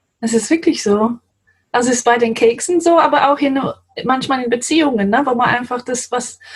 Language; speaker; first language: German; non-native, fluent; English